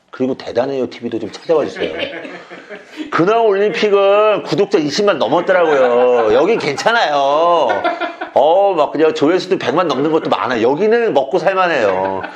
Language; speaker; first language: Korean; native; Korean